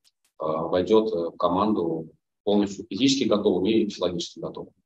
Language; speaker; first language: Russian; native; Russian